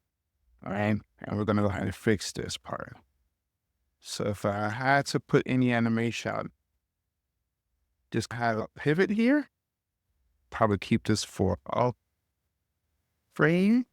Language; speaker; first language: English; native; English